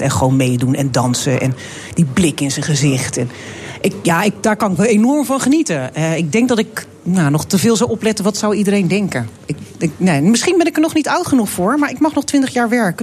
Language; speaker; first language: Dutch; native; Dutch